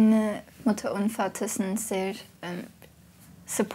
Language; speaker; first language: German; early bilingual, heritage; Turkish